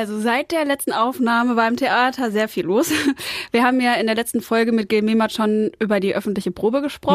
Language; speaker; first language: German; native; German